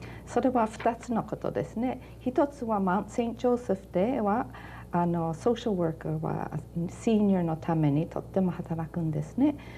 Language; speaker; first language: Japanese; early bilingual, heritage; Japanese